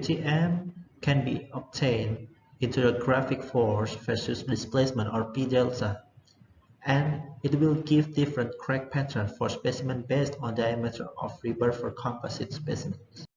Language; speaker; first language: English; non-native, learner; Indonesian